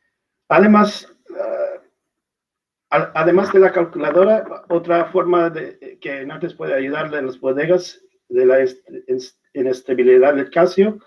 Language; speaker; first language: Spanish; non-native, learner; English